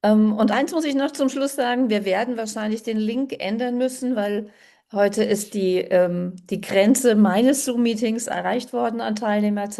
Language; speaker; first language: German; native; German